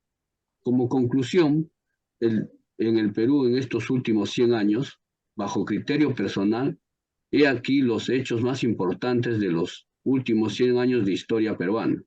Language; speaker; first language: Spanish; native; Spanish